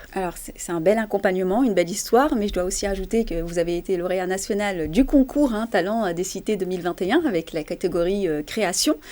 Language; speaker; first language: French; native; French